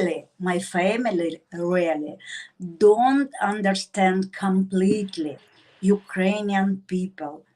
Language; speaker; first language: English; non-native, learner; Russian